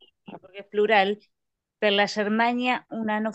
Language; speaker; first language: Italian; non-native, learner; Spanish